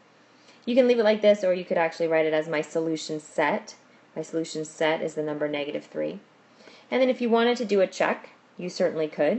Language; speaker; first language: English; native; English